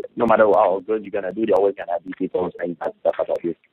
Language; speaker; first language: English; non-native, fluent; French